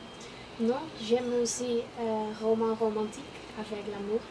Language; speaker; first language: French; non-native, learner; Dutch